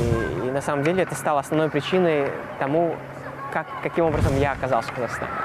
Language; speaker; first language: Russian; native; Russian